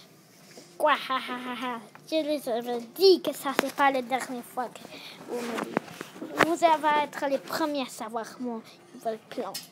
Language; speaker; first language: French; non-native, learner; English